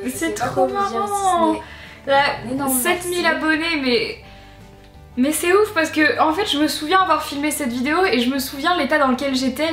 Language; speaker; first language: French; native; French